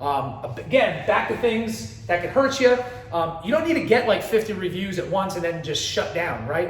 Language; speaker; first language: English; native; English